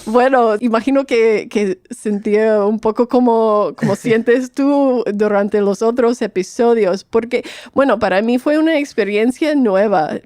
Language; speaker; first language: Spanish; non-native, fluent; English